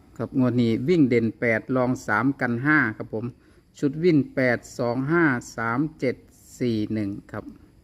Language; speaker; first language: Thai; native; Thai